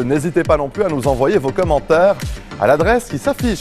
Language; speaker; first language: French; non-native, local second language; Arabic